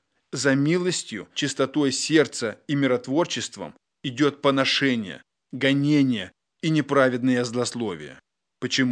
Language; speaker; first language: Russian; native; Russian